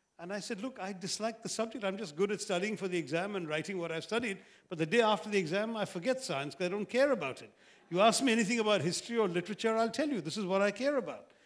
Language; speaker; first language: English; non-native, local second language; Malayalam